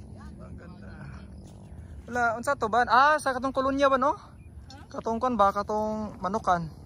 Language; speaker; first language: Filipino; non-native, local second language; Cebuano